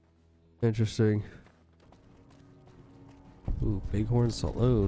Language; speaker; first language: English; native; English